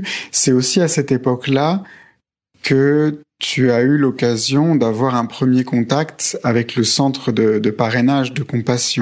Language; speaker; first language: French; native; French